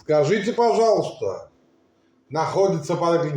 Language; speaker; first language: Russian; non-native, fluent; Uzbek